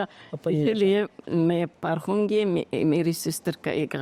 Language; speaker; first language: Hindi; non-native, fluent; Uzbek